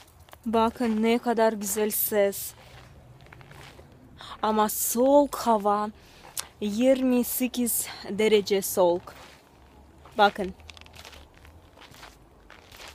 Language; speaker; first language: Turkish; non-native, learner; Russian